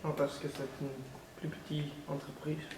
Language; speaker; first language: French; non-native, learner; Dutch